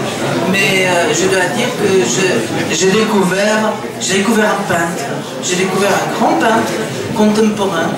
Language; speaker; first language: French; non-native, fluent; Czech